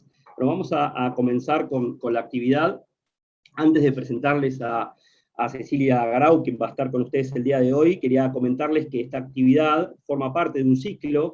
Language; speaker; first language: Spanish; native; Spanish